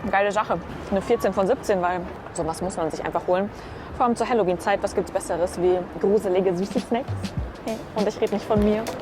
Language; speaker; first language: German; native; German